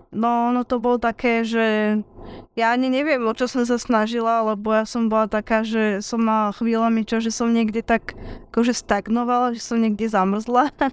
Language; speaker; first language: Slovak; native; Slovak